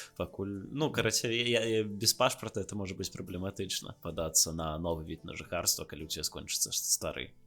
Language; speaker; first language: Belarusian; non-native, local second language; Russian